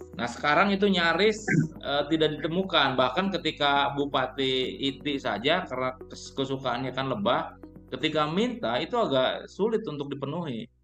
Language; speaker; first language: Indonesian; non-native, local second language; Sundanese